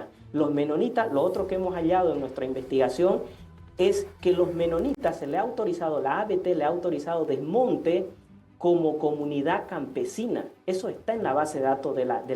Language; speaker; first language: Spanish; native; Spanish